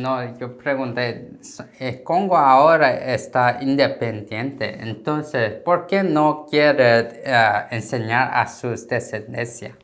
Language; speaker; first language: Spanish; non-native, learner; Korean